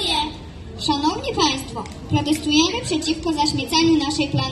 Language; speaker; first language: Polish; native; Polish